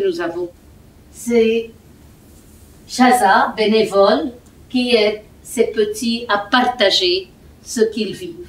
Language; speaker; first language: French; non-native, fluent; Arabic